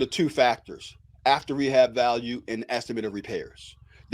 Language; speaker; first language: English; native; English